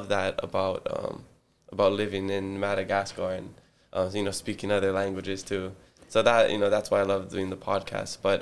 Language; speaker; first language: English; early bilingual, other home language; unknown